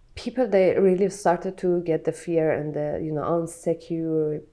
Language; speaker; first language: English; non-native, fluent; Persian